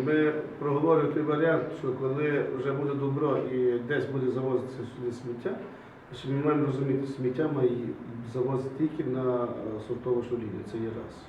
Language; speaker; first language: Ukrainian; native; Ukrainian